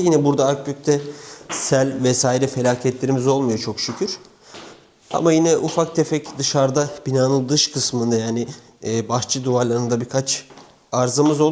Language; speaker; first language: Turkish; native; Turkish